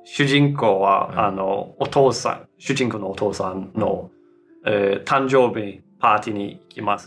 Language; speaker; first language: Japanese; non-native, learner; Danish